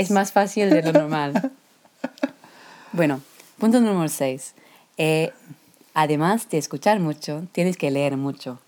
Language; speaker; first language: Spanish; non-native, learner; English